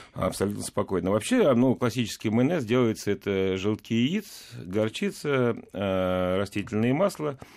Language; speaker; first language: Russian; native; Russian